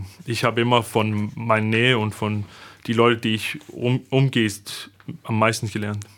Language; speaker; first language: German; non-native, fluent; Danish